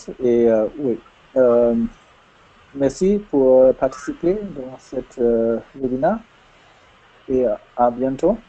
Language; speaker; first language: French; non-native, learner; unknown